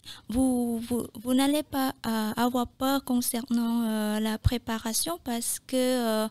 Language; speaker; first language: French; non-native, fluent; Khmer